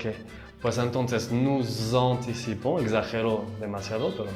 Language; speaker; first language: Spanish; non-native, fluent; French